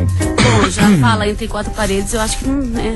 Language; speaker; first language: Portuguese; native; Portuguese